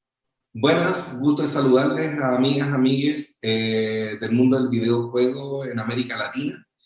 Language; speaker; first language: Spanish; native; Spanish